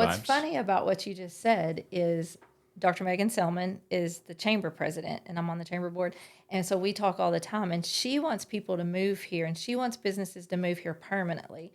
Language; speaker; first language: English; native; English